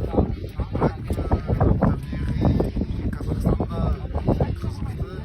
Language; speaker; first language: Kazakh; non-native, learner; French